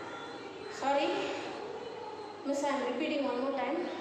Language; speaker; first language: English; non-native, local second language; Tamil